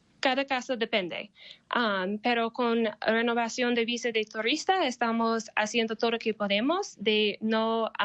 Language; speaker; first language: Spanish; non-native, learner; English